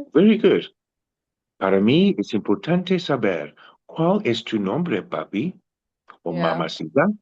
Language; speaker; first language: Spanish; non-native, learner; English